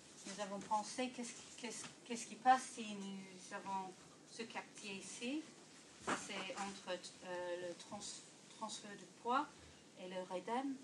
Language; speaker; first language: French; non-native, fluent; English